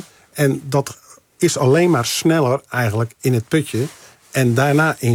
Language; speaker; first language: Dutch; native; Dutch